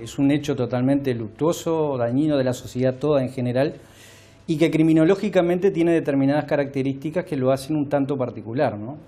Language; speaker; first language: Spanish; native; Spanish